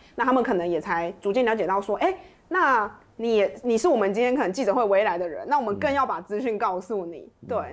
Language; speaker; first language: Chinese; native; Chinese